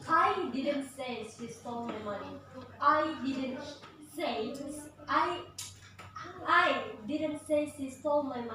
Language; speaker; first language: English; non-native, learner; Indonesian